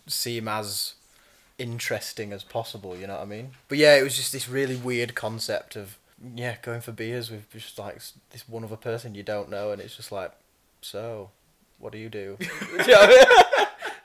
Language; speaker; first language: English; native; English